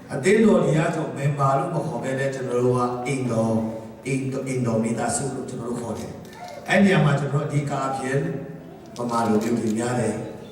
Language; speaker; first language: Burmese; non-native, local second language; Tedim Chin